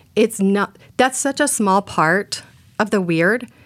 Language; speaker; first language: English; native; English